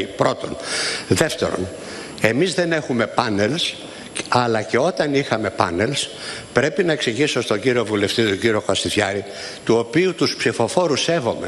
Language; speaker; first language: Greek; native; Greek